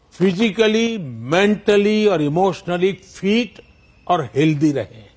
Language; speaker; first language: Hindi; non-native, local second language; Gujarati